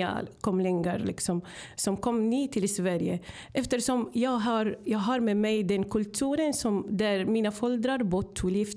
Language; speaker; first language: Swedish; non-native, fluent; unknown